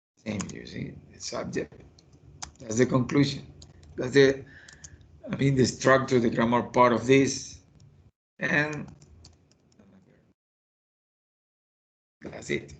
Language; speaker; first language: English; non-native, fluent; Spanish